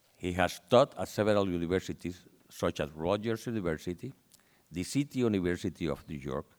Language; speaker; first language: English; non-native, local second language; Spanish